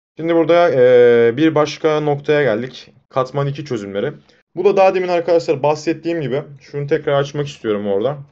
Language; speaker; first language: Turkish; native; Turkish